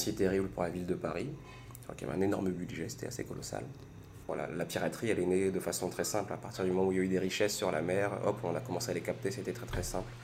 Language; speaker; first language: French; native; French